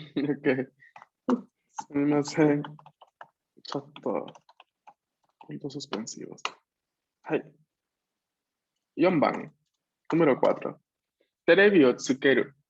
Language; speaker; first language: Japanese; non-native, fluent; Spanish